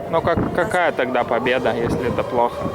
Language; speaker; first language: Russian; non-native, learner; Lithuanian